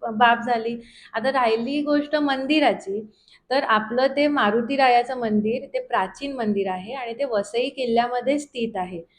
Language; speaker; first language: Marathi; native; Marathi